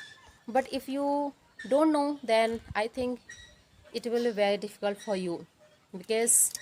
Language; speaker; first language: English; non-native, learner; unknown